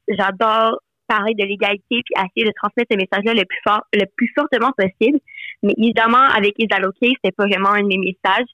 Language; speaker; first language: French; non-native, local second language; English